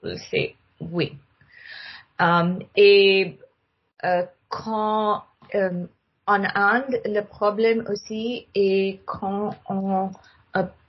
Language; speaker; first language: French; non-native, learner; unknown